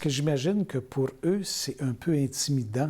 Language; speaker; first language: French; native; French